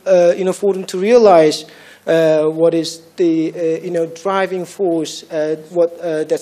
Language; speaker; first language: English; non-native, fluent; Korean